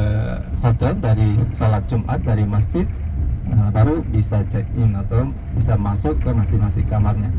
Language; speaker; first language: Indonesian; non-native, fluent; Uzbek